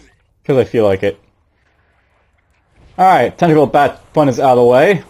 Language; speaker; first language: English; native; English